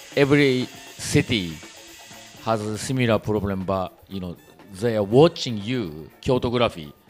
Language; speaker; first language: English; non-native, learner; Japanese